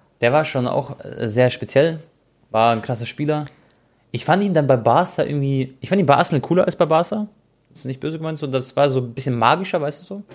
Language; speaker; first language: German; native; German